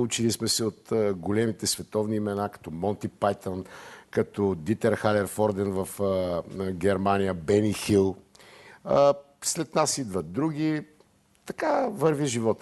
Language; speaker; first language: Bulgarian; native; Bulgarian